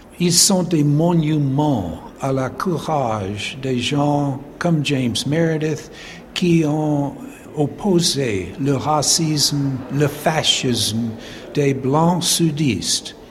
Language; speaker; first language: French; non-native, fluent; English